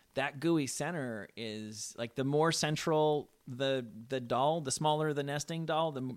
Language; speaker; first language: English; native; English